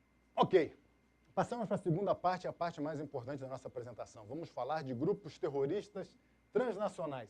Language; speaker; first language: Portuguese; native; Portuguese